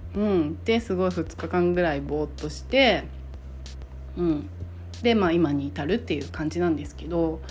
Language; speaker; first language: Japanese; native; Japanese